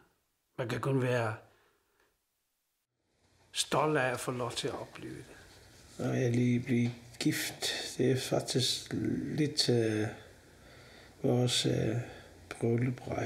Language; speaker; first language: Danish; non-native, local second language; Kalaallisut